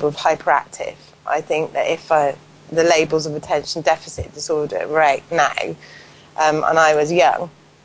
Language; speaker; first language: English; native; English